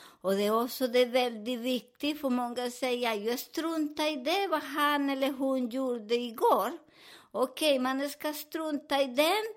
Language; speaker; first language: Swedish; non-native, fluent; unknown